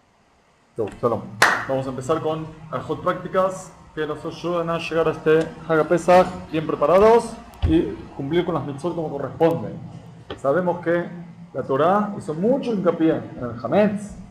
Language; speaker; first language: Spanish; native; Spanish